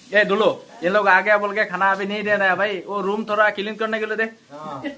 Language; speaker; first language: Hindi; non-native, local second language; Assamese